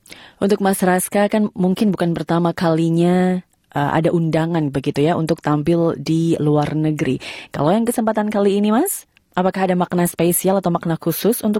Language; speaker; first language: Indonesian; native; Indonesian